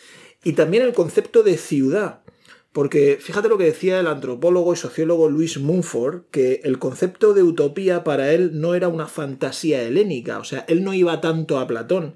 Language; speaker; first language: Spanish; native; Spanish